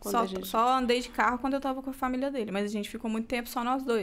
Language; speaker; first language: Portuguese; native; Portuguese